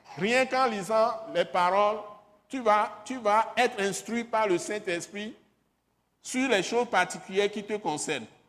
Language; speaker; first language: French; non-native, local second language; Ewe